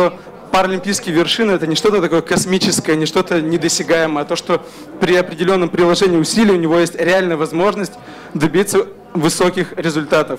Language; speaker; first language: Russian; native; Russian